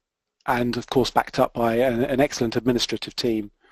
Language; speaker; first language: English; native; English